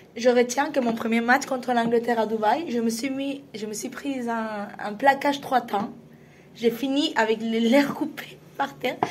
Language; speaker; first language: French; non-native, fluent; Spanish